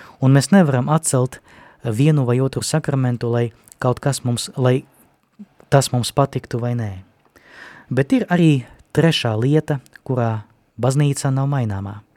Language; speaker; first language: Latvian; non-native, local second language; Russian